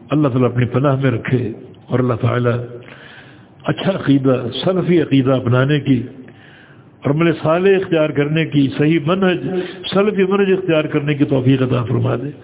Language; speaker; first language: Urdu; native; Urdu